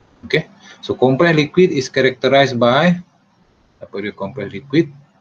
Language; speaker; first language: English; non-native, local second language; Malay